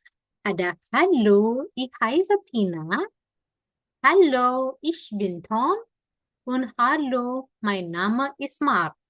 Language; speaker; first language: German; non-native, fluent; Indonesian